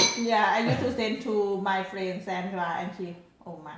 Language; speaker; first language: English; non-native, learner; Thai